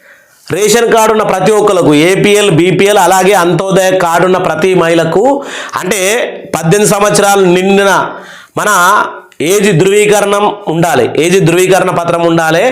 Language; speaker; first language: Telugu; native; Telugu